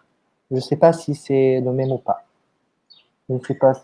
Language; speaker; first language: French; non-native, fluent; Romanian